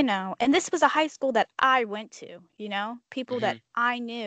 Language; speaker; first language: English; native; English